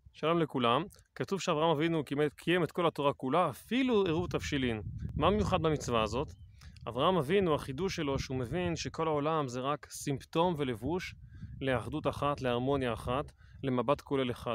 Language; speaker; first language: Hebrew; native; Hebrew